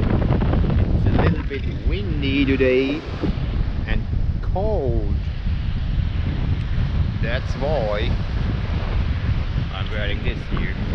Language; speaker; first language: English; non-native, learner; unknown